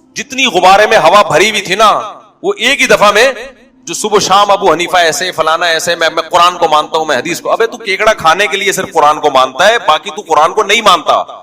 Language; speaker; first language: Urdu; native; Urdu